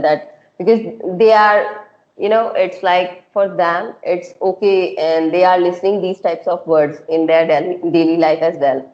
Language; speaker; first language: English; non-native, local second language; Hindi